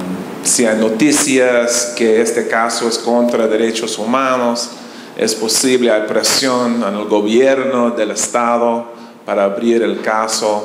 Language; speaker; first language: Spanish; non-native, learner; English